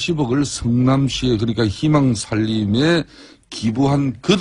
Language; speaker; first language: Korean; native; Korean